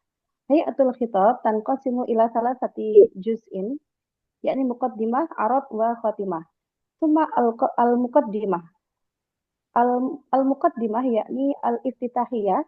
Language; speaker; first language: Arabic; non-native, learner; Indonesian